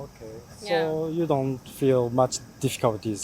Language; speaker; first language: English; non-native, learner; Japanese